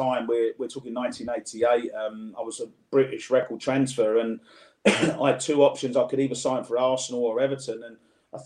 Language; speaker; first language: English; native; English